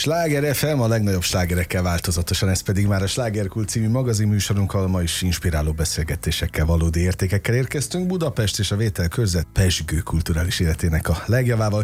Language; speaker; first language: Hungarian; native; Hungarian